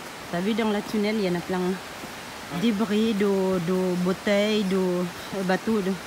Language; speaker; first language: French; non-native, learner; Cebuano